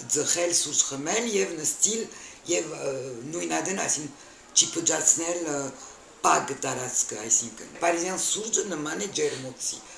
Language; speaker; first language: Armenian; early bilingual, heritage; Armenian